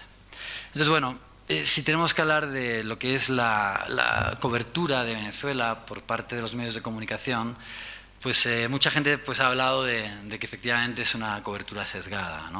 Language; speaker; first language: Spanish; native; Spanish